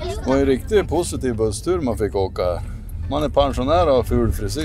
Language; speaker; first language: Swedish; native; Swedish